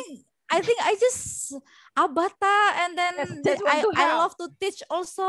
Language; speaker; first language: English; non-native, learner; Indonesian